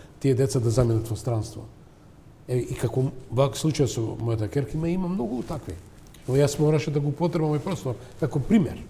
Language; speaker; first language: Macedonian; non-native, local second language; Serbian